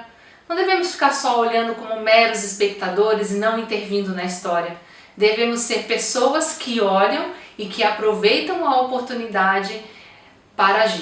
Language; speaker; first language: Portuguese; native; Portuguese